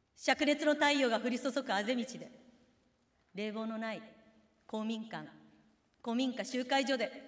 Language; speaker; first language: Japanese; native; Japanese